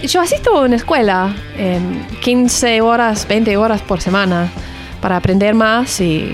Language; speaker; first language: Spanish; non-native, learner; English